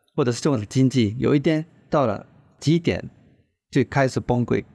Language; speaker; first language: Chinese; non-native, fluent; Japanese